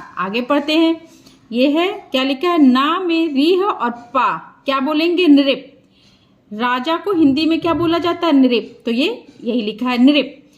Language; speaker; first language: Hindi; native; Hindi